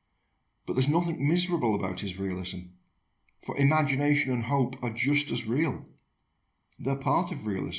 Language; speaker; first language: English; native; English